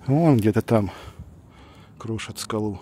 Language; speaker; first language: Russian; native; Russian